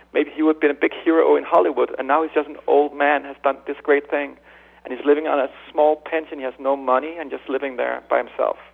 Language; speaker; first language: English; non-native, fluent; Danish